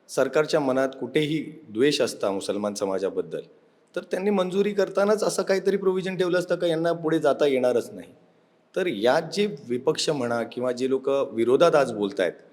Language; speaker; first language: Marathi; non-native, local second language; Urdu